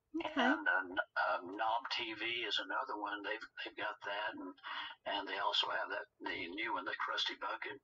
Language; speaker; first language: English; native; English